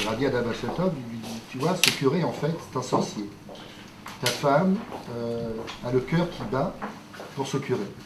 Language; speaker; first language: French; native; French